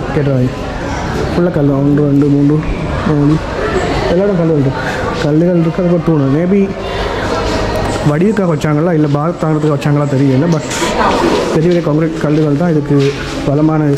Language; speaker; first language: Tamil; native; Tamil